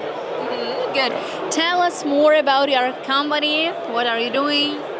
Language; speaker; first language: English; non-native, learner; Ukrainian